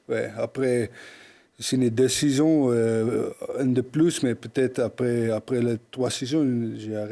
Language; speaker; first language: French; non-native, learner; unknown